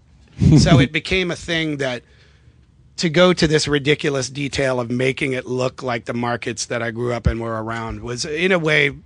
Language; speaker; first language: English; native; English